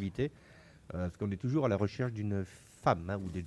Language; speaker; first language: French; native; French